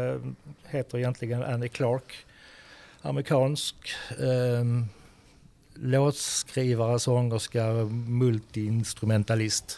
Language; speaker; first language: Swedish; native; Swedish